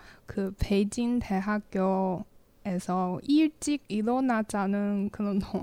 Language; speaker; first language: Korean; non-native, learner; Chinese